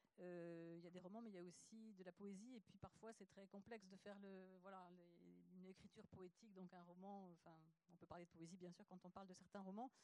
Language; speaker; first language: French; native; French